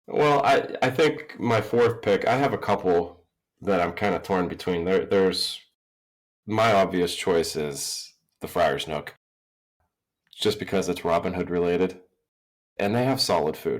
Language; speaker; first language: English; native; English